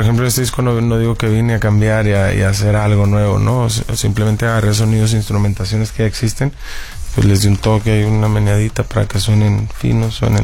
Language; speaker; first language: Spanish; native; Spanish